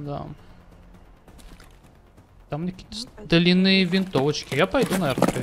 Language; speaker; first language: Russian; native; Russian